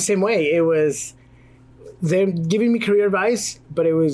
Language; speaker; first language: English; native; English